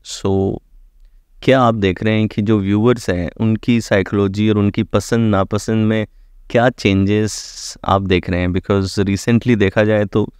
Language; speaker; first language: Hindi; native; Hindi